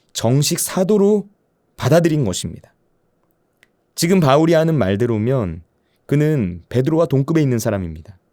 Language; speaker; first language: Korean; native; Korean